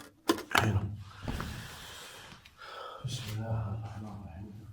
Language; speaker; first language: Arabic; native; Arabic